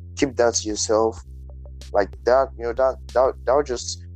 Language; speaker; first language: English; non-native, local second language; Yoruba